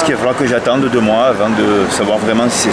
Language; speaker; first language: French; native; French